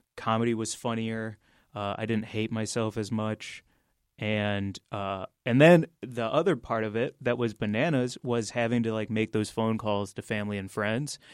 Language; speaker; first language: English; native; English